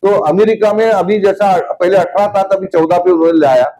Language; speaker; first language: Hindi; non-native, local second language; Marathi